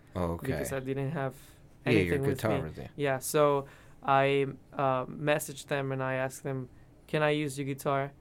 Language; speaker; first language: English; non-native, fluent; Spanish